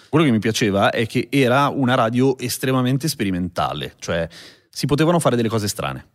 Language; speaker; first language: Italian; native; Italian